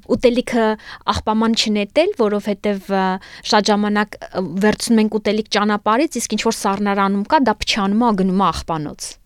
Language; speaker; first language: Armenian; native; Armenian